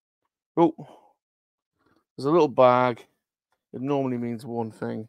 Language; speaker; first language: English; native; English